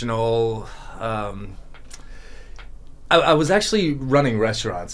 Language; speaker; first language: English; native; English